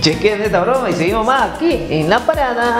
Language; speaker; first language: Spanish; native; Spanish